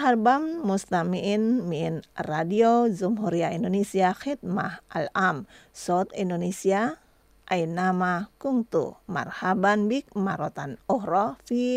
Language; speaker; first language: Arabic; non-native, fluent; Indonesian